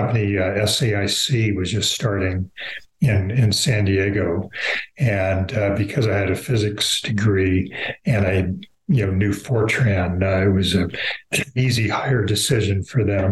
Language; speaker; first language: English; native; English